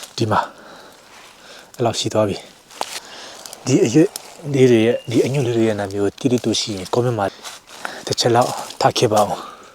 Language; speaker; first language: Burmese; non-native, local second language; Hakha Chin